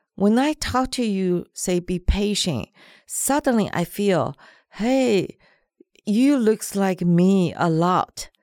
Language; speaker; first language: English; non-native, learner; Chinese